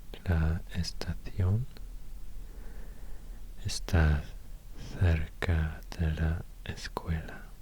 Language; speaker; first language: Spanish; non-native, learner; Swedish